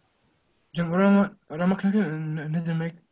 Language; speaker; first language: Turkish; non-native, learner; Arabic